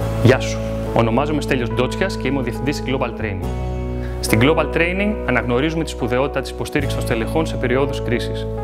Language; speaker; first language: Greek; native; Greek